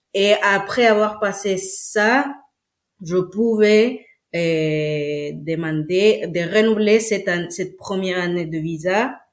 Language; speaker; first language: French; non-native, fluent; Spanish